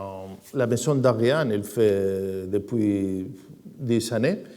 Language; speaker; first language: French; non-native, fluent; Spanish